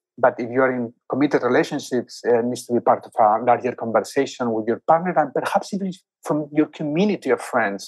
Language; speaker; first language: English; non-native, fluent; Spanish